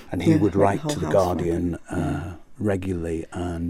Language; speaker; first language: English; native; English